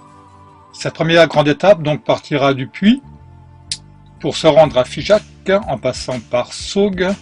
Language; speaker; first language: French; native; French